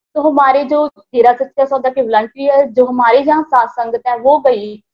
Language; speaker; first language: Hindi; native; Hindi